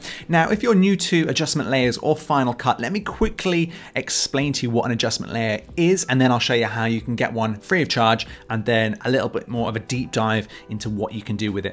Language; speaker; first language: English; native; English